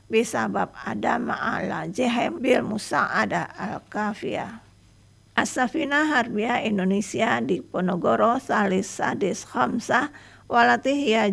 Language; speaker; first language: Arabic; non-native, fluent; Indonesian